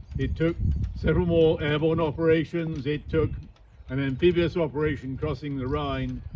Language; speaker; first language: English; native; English